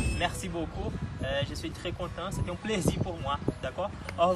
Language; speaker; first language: French; non-native, learner; Portuguese